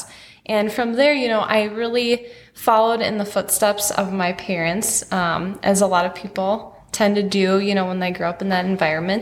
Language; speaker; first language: English; native; English